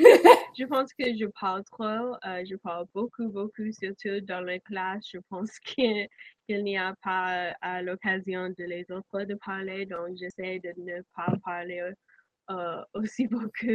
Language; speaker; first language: French; non-native, learner; English